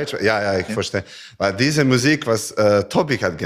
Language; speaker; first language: German; non-native, learner; Serbian